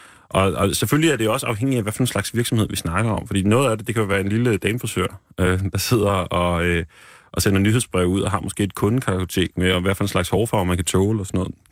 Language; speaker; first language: Danish; native; Danish